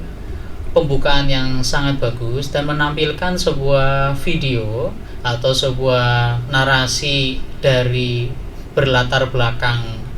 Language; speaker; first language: Indonesian; native; Indonesian